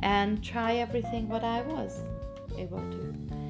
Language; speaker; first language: English; non-native, fluent; Hungarian